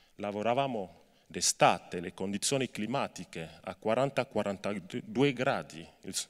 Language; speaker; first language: Italian; non-native, fluent; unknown